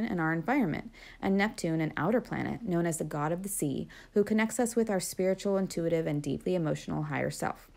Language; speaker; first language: English; native; English